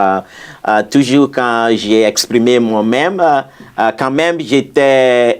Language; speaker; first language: French; non-native, fluent; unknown